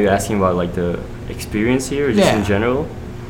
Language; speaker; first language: English; non-native, fluent; Dutch